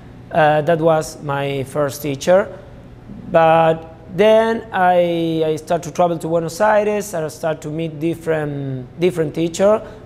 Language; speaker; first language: English; non-native, fluent; Spanish